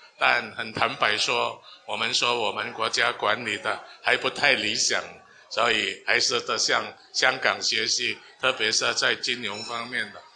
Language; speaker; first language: Chinese; non-native, fluent; Min Nan Chinese